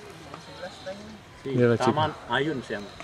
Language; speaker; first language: Spanish; non-native, learner; Balinese